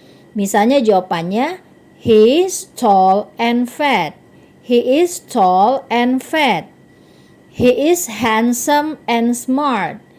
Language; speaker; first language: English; non-native, fluent; Indonesian